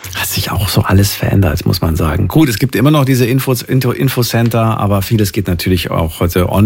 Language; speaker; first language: German; native; German